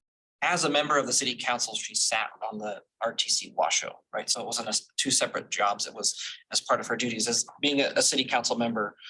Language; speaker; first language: English; native; English